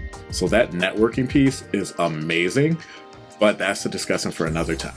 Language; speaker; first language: English; native; English